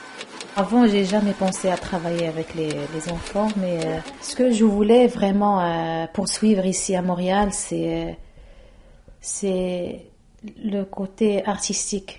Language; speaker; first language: French; non-native, local second language; Arabic